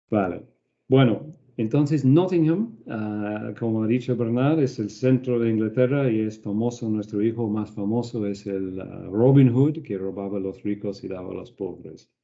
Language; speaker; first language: Spanish; non-native, fluent; English